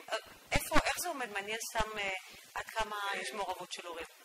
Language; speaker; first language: Hebrew; native; Hebrew